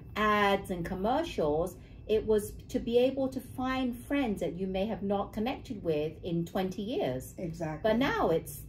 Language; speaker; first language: English; native; English